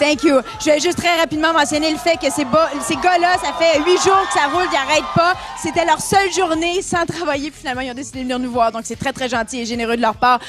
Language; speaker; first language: French; native; French